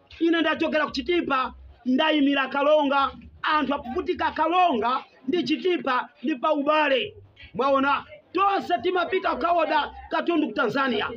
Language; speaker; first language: Nyanja; non-native, local second language; Tumbuka